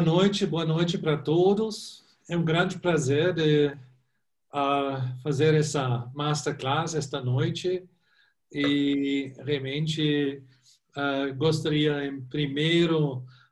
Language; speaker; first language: Portuguese; non-native, fluent; German